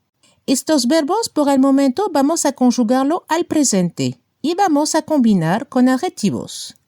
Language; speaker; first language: Spanish; non-native, fluent; French